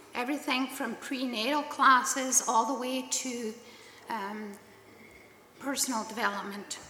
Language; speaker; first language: English; native; English